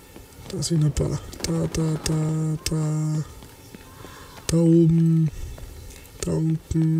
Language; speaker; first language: German; native; German